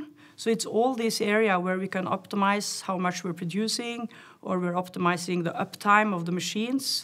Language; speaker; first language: English; non-native, fluent; Norwegian